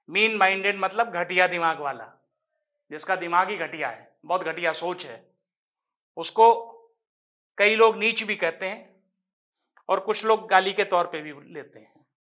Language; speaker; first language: Hindi; native; Hindi